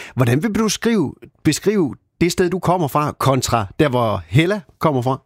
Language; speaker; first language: Danish; native; Danish